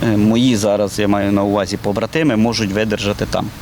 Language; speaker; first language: Ukrainian; native; Ukrainian